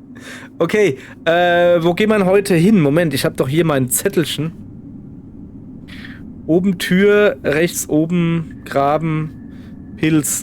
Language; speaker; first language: German; native; German